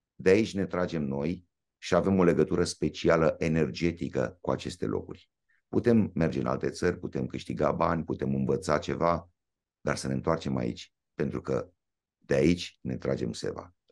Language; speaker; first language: Romanian; native; Romanian